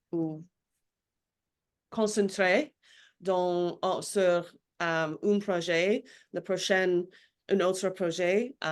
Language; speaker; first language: French; non-native, learner; English